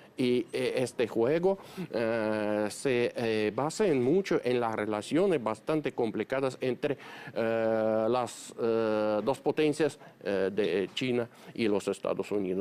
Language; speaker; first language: Spanish; non-native, fluent; Russian